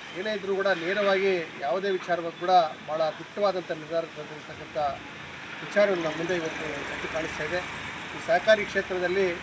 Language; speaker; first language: Kannada; native; Kannada